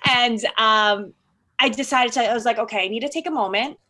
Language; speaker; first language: English; early bilingual, other home language; Filipino